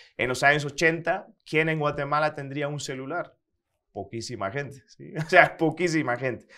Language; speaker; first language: Spanish; non-native, fluent; Dutch